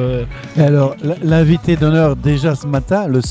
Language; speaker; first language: French; native; French